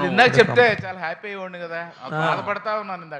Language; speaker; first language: Telugu; native; Telugu